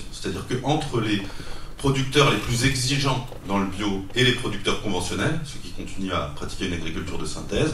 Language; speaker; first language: French; native; French